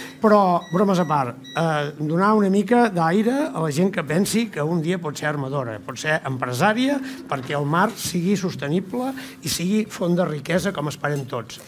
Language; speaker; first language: Catalan; native; Catalan